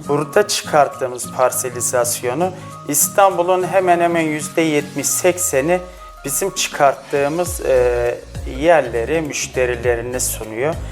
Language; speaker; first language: Turkish; native; Turkish